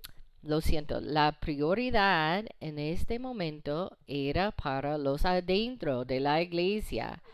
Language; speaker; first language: Spanish; non-native, fluent; English